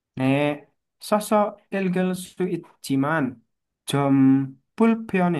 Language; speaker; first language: Korean; non-native, learner; Indonesian